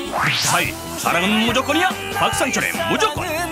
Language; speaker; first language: Korean; native; Korean